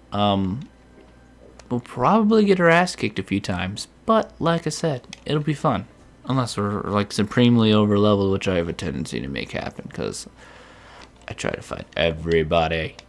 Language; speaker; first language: English; native; English